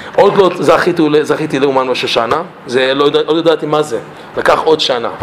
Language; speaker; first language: Hebrew; non-native, fluent; English